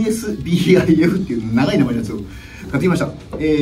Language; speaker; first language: Japanese; native; Japanese